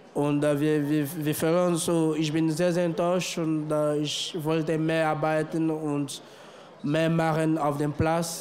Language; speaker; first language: German; non-native, learner; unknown